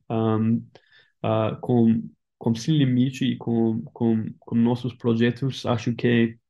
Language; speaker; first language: Portuguese; non-native, learner; English